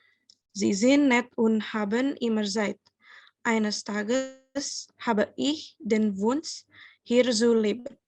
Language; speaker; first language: German; non-native, learner; Indonesian